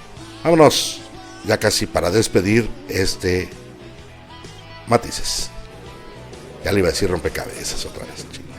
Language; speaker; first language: Spanish; native; Spanish